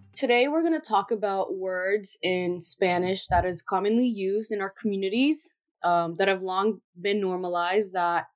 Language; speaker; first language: English; early bilingual, other home language; Spanish